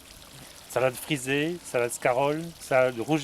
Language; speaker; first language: French; native; French